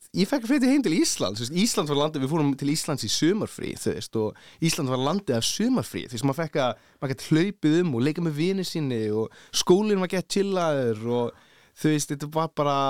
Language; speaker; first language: Icelandic; early bilingual, heritage; Icelandic